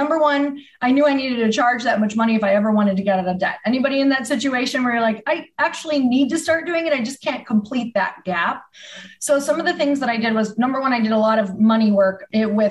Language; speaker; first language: English; native; English